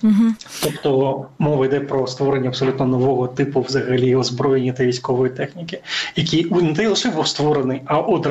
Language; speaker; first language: Ukrainian; native; Ukrainian